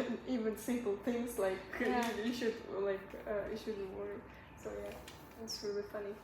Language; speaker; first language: English; non-native, learner; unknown